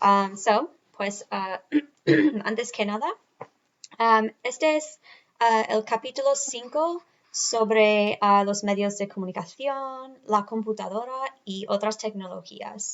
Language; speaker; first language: Spanish; non-native, fluent; English